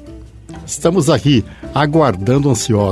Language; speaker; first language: Portuguese; native; Portuguese